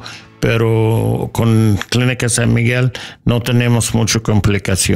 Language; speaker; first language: Spanish; non-native, learner; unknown